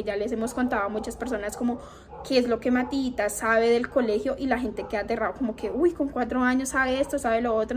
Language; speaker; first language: Spanish; native; Spanish